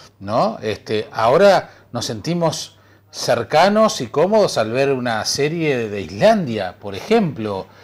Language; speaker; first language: Spanish; native; Spanish